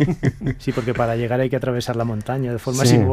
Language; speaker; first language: Spanish; native; Spanish